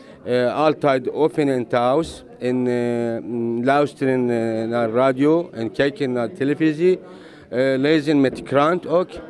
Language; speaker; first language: Dutch; non-native, learner; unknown